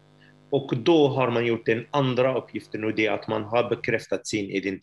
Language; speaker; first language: Swedish; non-native, fluent; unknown